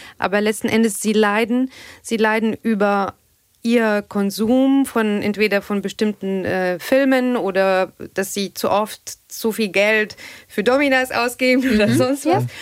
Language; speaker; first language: German; non-native, fluent; Arabic